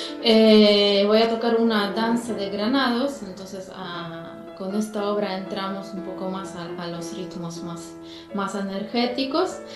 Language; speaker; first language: Spanish; non-native, fluent; Polish